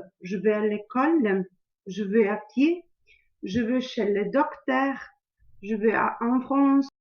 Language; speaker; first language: French; non-native, learner; Italian